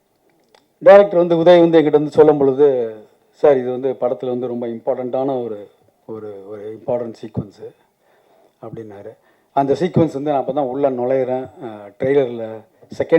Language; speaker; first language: Tamil; native; Tamil